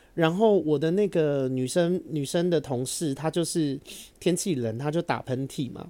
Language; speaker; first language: Chinese; native; Chinese